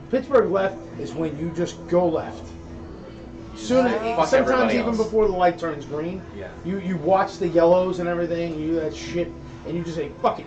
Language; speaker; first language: English; native; English